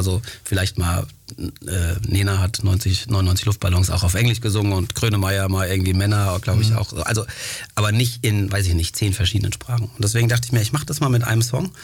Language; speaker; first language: German; early bilingual, other home language; Greek